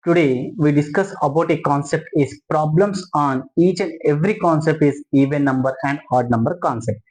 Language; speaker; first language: English; non-native, local second language; Telugu